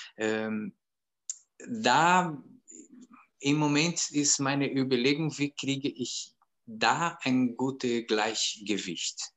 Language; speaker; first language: German; non-native, fluent; Portuguese